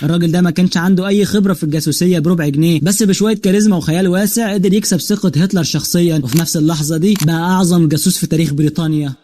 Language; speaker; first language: Arabic; native; Arabic